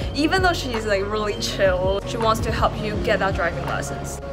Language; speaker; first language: English; early bilingual, other home language; Chinese